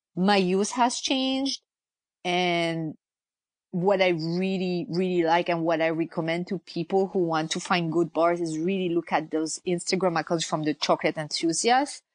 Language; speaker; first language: English; non-native, fluent; French